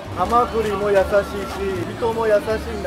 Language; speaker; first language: Japanese; non-native, fluent; Chinese